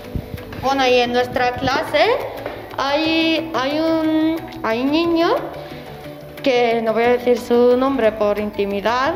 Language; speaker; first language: Spanish; early bilingual, other home language; Arabic